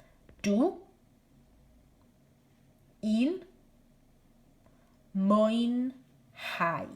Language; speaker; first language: Welsh; non-native, local second language; English